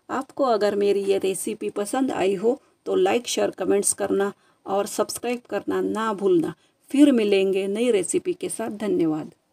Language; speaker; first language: Hindi; non-native, local second language; Marathi